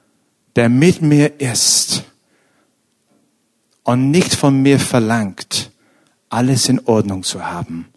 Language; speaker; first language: German; non-native, fluent; English